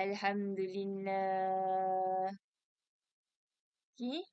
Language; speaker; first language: Arabic; non-native, learner; Malay